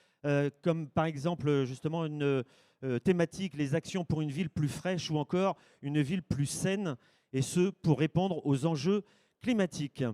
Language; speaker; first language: French; native; French